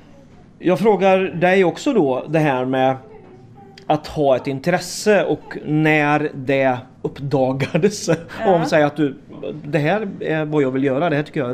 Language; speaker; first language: Swedish; native; Swedish